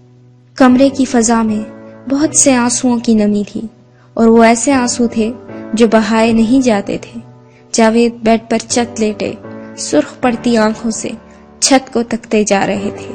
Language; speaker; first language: Urdu; native; Urdu